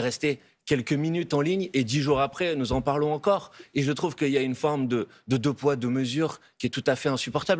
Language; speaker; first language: French; native; French